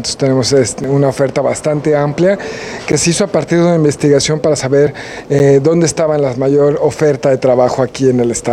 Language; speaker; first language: Spanish; native; Spanish